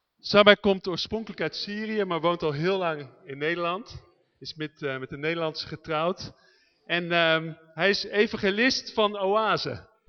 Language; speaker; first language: Dutch; native; Dutch